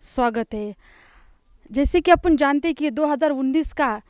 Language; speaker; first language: Hindi; non-native, local second language; Marathi